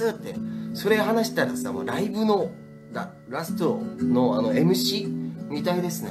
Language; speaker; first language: Japanese; non-native, fluent; Korean